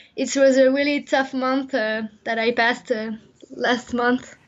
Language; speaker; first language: English; non-native, fluent; French